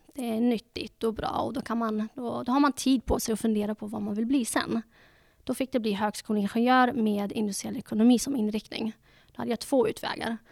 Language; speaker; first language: Swedish; early bilingual, other home language; Dutch